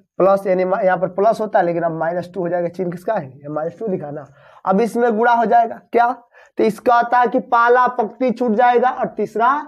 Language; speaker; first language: Hindi; native; Hindi